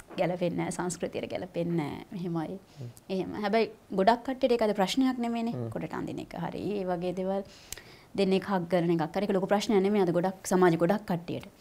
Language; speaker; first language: Sinhala; native; Sinhala